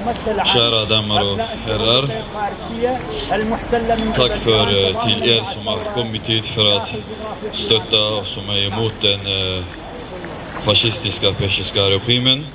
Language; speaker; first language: Swedish; non-native, fluent; Azerbaijani